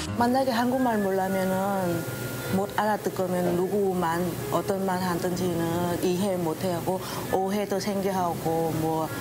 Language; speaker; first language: Korean; non-native, fluent; Vietnamese